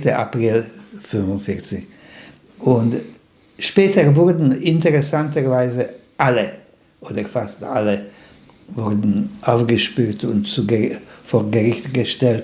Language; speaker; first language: German; non-native, fluent; Slovak